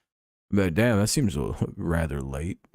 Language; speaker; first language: English; native; English